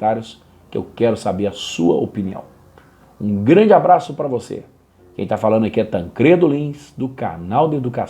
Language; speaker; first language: Portuguese; native; Portuguese